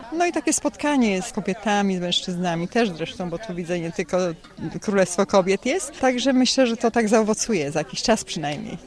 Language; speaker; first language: Polish; native; Polish